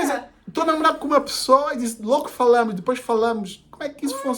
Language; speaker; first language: Portuguese; native; Portuguese